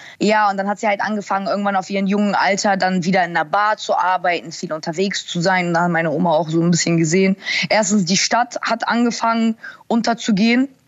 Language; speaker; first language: German; early bilingual, other home language; Russian